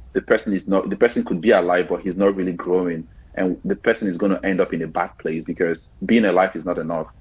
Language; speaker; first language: English; non-native, local second language; Igbo